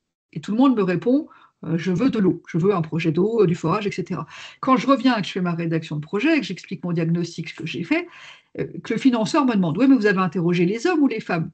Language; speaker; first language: French; native; French